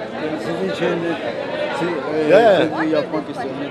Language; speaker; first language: Turkish; non-native, fluent; Urdu